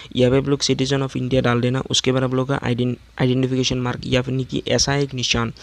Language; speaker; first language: Hindi; non-native, local second language; Assamese